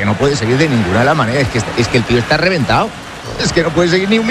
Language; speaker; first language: Spanish; native; Spanish